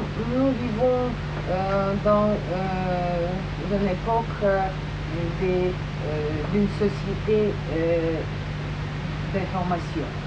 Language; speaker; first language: French; non-native, fluent; Russian